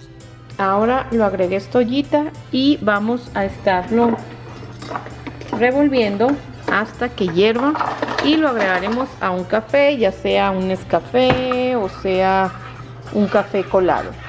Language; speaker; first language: Spanish; native; Spanish